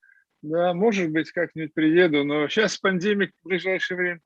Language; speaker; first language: Russian; native; Russian